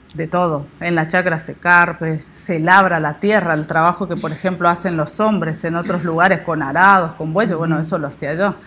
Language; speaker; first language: Spanish; native; Spanish